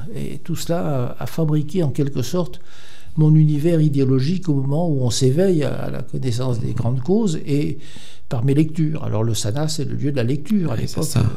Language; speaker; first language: French; native; French